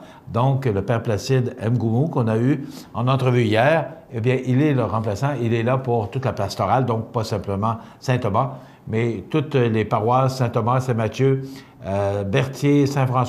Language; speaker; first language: French; native; French